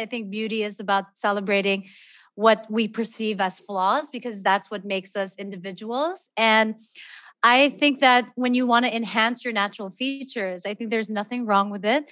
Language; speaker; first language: English; non-native, local second language; Filipino